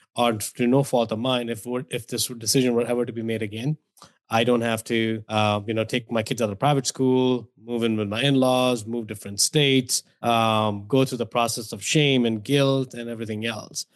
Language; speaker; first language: English; non-native, local second language; Hindi